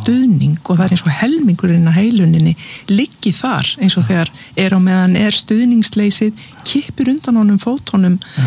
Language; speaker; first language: Icelandic; native; Icelandic